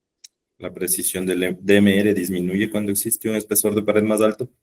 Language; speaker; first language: Spanish; native; Spanish